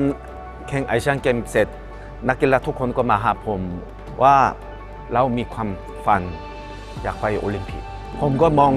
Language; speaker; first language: Thai; non-native, fluent; Korean